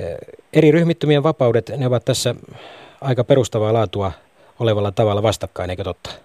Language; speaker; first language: Finnish; native; Finnish